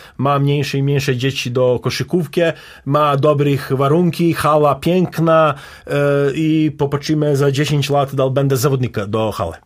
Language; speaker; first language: Polish; non-native, learner; Serbian